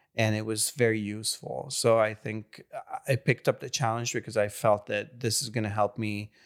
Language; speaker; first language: English; non-native, fluent; Hungarian